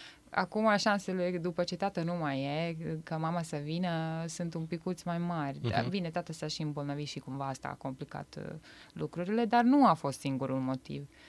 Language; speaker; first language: Romanian; non-native, fluent; Bosnian